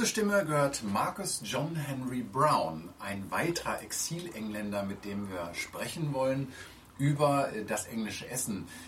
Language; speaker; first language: German; native; German